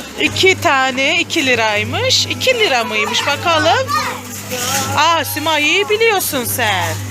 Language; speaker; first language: Turkish; native; Turkish